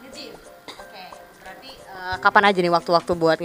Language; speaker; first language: Indonesian; native; Indonesian